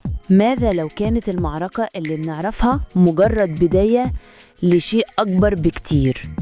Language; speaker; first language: Arabic; native; Arabic